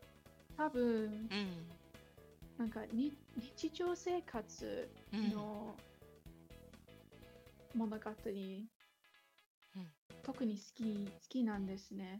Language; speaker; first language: Japanese; non-native, learner; English